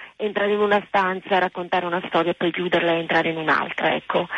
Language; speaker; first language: Italian; native; Italian